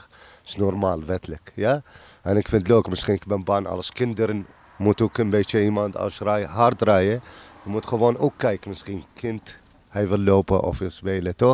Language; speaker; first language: Dutch; non-native, local second language; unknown